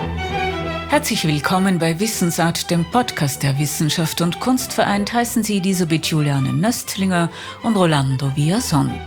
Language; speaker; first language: German; native; German